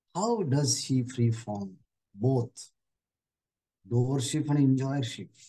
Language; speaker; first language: English; non-native, local second language; Marathi